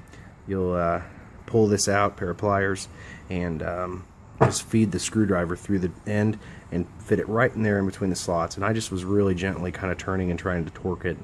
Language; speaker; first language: English; native; English